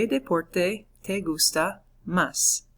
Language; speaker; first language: Spanish; non-native, fluent; English